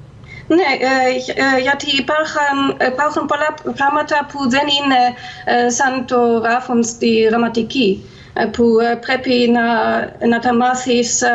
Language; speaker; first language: Greek; non-native, fluent; German